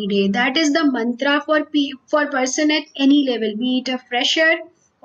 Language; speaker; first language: English; non-native, local second language; Hindi